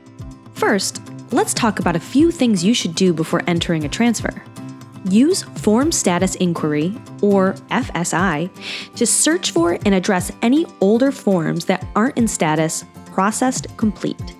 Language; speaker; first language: English; native; English